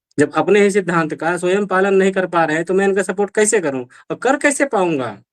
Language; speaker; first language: Hindi; native; Hindi